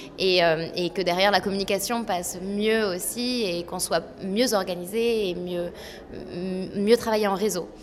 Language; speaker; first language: French; native; French